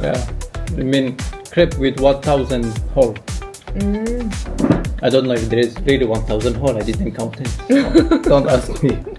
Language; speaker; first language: English; non-native, learner; Arabic